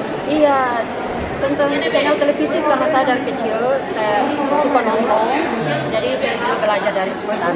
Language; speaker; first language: Indonesian; non-native, fluent; Tetum